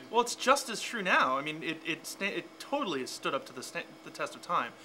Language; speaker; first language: English; native; English